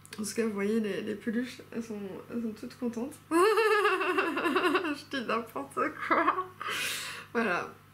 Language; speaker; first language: French; non-native, fluent; English